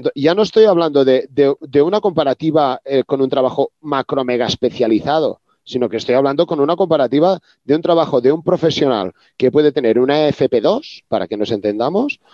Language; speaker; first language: Spanish; native; Spanish